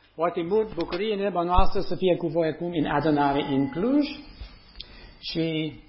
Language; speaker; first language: Romanian; non-native, learner; English